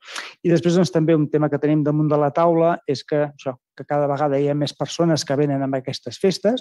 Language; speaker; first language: Catalan; native; Catalan